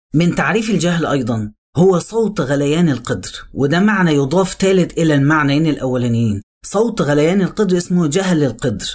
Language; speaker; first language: Arabic; native; Arabic